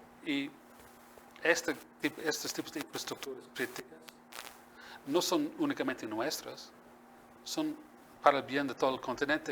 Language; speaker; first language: Spanish; non-native, fluent; English